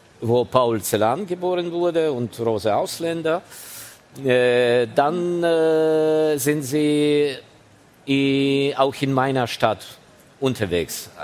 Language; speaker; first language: German; non-native, fluent; Ukrainian